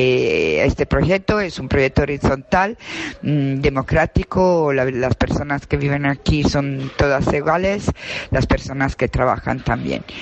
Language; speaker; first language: Spanish; non-native, fluent; Italian